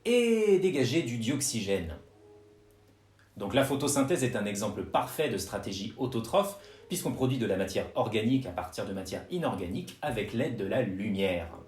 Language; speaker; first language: French; native; French